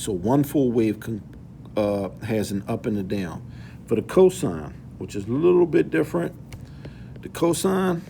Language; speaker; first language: English; native; English